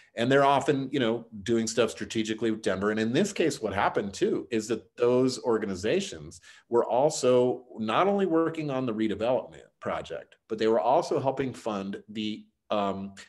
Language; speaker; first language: English; native; English